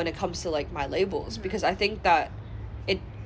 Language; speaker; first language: English; non-native, local second language; Cantonese